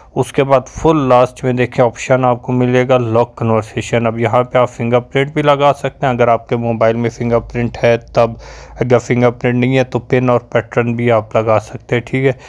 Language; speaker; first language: Urdu; native; Urdu